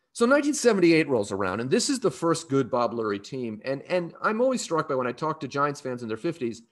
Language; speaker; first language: English; native; English